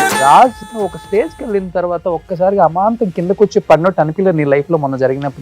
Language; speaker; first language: Telugu; native; Telugu